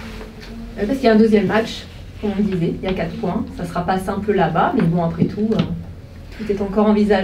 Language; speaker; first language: French; native; French